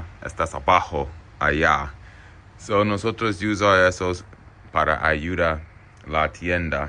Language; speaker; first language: Spanish; non-native, learner; English